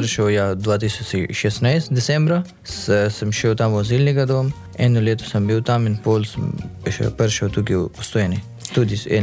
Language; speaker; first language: Slovenian; non-native, learner; Urdu